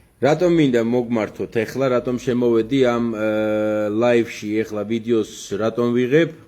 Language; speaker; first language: Georgian; non-native, local second language; Azerbaijani